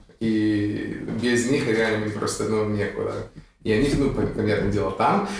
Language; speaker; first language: Russian; non-native, fluent; English